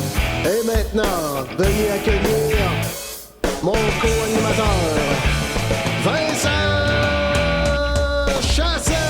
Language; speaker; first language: French; native; French